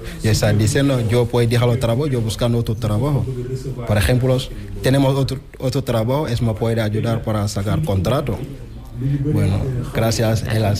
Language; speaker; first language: Spanish; non-native, learner; Wolof